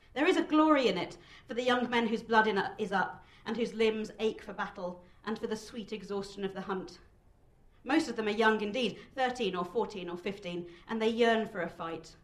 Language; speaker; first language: English; native; English